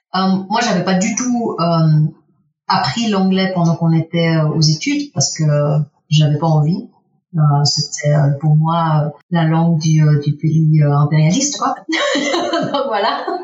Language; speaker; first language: French; early bilingual, other home language; Spanish